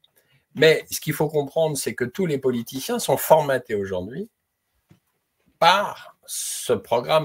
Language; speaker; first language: French; native; French